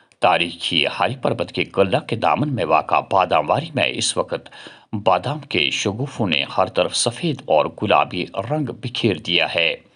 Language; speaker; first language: Urdu; non-native, local second language; Kashmiri